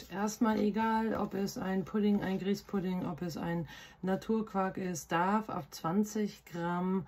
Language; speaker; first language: German; native; German